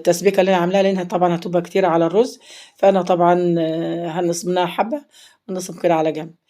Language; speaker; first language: Arabic; native; Arabic